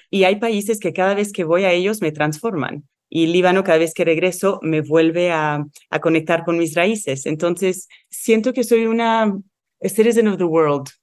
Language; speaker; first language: Spanish; non-native, fluent; Arabic